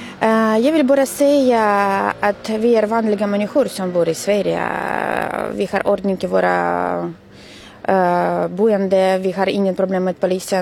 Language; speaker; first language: Swedish; non-native, fluent; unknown